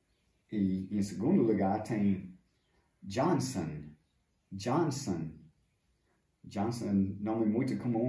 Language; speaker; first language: Portuguese; non-native, fluent; English